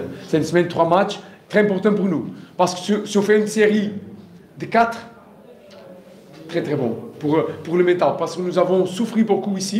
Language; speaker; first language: French; non-native, learner; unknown